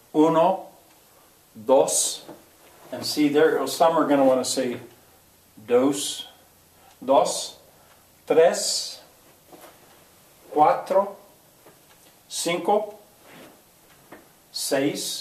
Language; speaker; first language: English; native; English